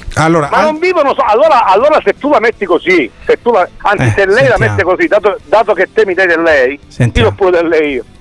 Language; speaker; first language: Italian; native; Italian